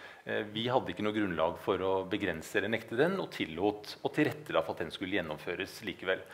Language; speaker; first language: Norwegian; native; Norwegian